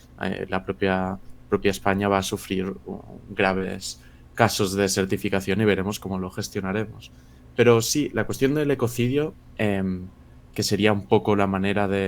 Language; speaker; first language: Spanish; native; Spanish